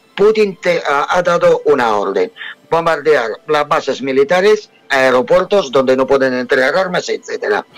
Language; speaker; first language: Spanish; non-native, fluent; Russian